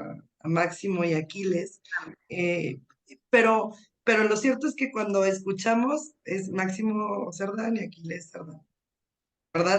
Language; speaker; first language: Spanish; native; Spanish